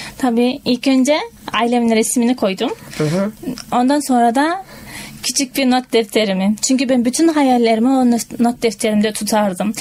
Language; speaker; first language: Turkish; non-native, fluent; Kazakh